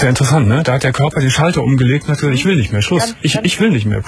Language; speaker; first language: German; native; German